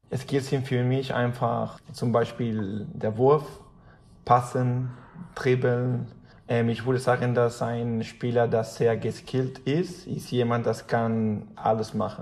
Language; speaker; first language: German; non-native, fluent; Spanish